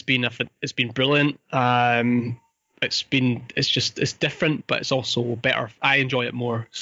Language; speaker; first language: English; native; English